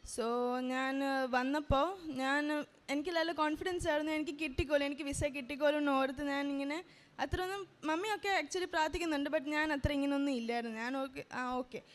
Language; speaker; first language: Malayalam; early bilingual, heritage; Malayalam